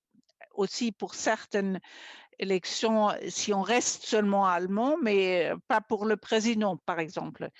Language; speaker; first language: French; non-native, fluent; German